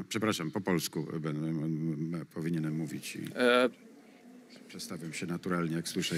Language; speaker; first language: Polish; native; Polish